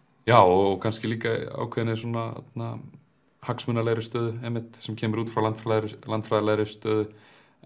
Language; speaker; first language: Icelandic; native; Icelandic